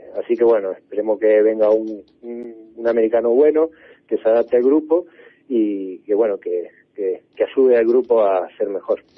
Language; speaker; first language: Spanish; native; Spanish